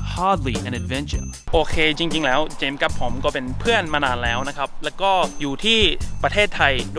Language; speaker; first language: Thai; non-native, fluent; English